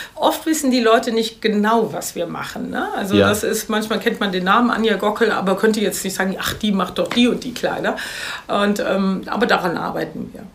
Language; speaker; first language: German; native; German